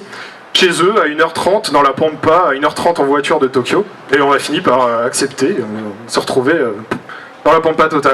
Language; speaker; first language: French; native; French